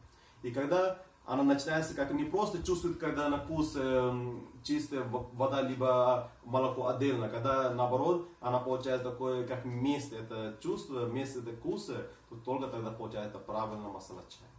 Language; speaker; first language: Russian; non-native, fluent; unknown